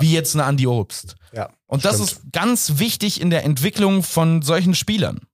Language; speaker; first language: German; native; German